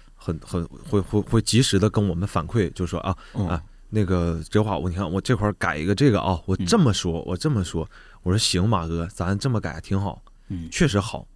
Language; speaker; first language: Chinese; native; Chinese